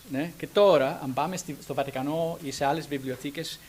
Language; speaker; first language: Greek; non-native, fluent; English